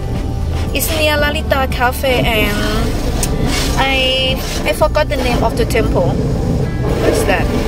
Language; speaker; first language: English; non-native, fluent; Filipino